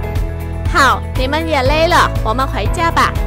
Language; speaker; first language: Chinese; non-native, learner; Vietnamese